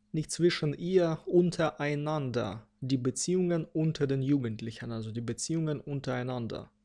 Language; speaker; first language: German; non-native, fluent; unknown